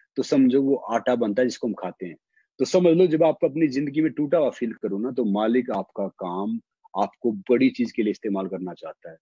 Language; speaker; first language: Hindi; native; Hindi